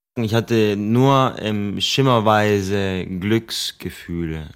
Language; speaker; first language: German; non-native, fluent; Spanish